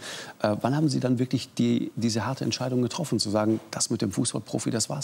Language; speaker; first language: German; native; German